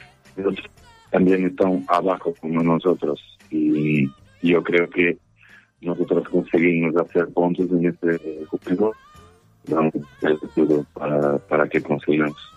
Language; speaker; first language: Spanish; non-native, learner; Portuguese